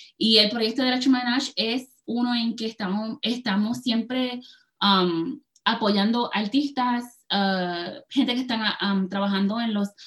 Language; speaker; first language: Spanish; early bilingual, heritage; Spanish